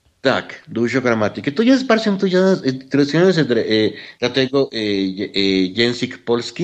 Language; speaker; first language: Polish; non-native, learner; Spanish